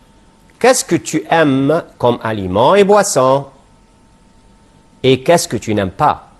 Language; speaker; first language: French; non-native, fluent; Arabic